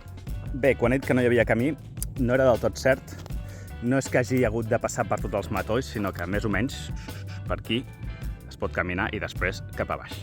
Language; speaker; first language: Catalan; native; Catalan